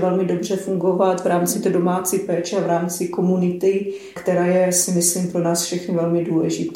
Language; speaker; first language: Czech; native; Czech